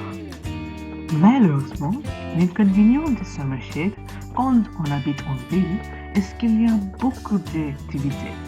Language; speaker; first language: French; non-native, learner; English